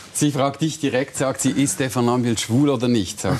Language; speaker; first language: German; native; German